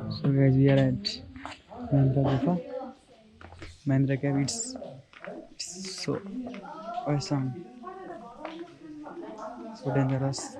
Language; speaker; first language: English; non-native, learner; Bangla